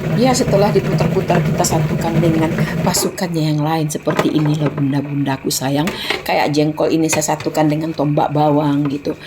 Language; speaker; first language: Indonesian; non-native, local second language; Minangkabau